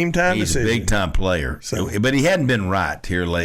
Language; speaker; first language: English; native; English